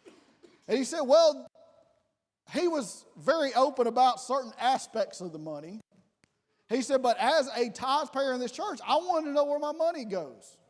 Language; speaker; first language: English; native; English